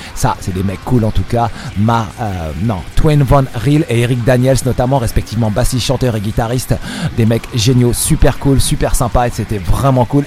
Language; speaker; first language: French; native; French